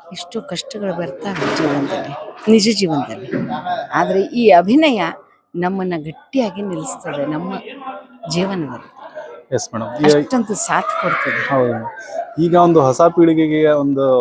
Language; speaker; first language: Kannada; non-native, local second language; Marathi